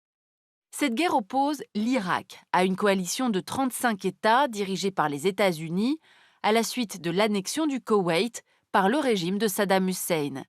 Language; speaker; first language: French; native; French